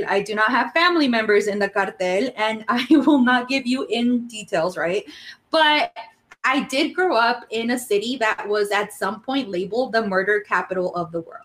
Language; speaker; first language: English; early bilingual, other home language; Spanish